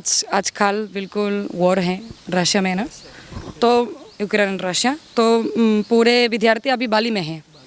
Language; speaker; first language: Hindi; non-native, learner; Spanish